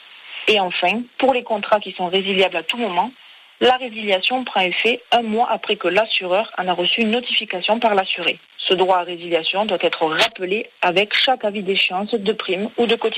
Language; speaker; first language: French; native; French